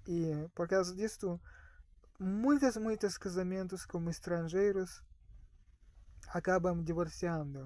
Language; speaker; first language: Portuguese; non-native, fluent; Russian